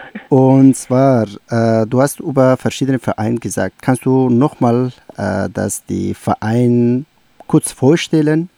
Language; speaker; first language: German; non-native, learner; Persian